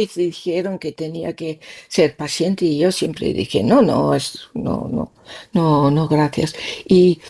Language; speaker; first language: Spanish; non-native, learner; Danish